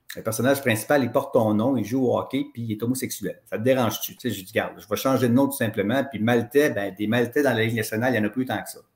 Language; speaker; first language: French; native; French